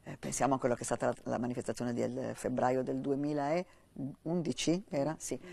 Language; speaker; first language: Italian; native; Italian